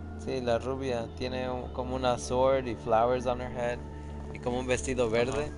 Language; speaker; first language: Spanish; early bilingual, other home language; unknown